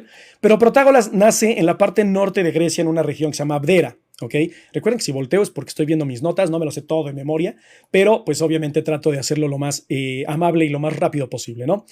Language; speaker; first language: Spanish; native; Spanish